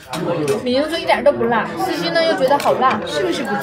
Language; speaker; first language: Chinese; native; Chinese